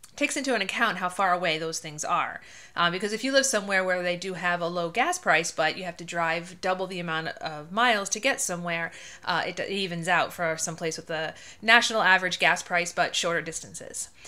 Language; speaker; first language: English; native; English